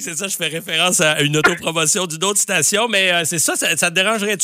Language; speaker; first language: French; native; French